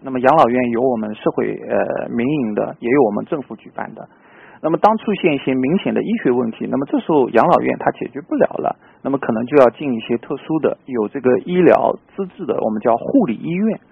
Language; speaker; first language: Chinese; native; Chinese